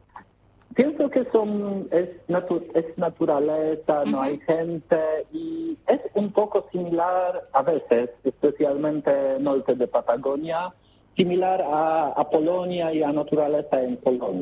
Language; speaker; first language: Spanish; non-native, learner; Polish